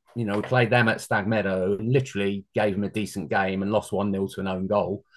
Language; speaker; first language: English; native; English